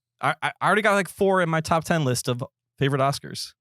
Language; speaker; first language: English; native; English